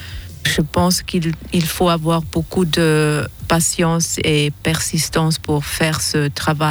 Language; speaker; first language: French; non-native, fluent; German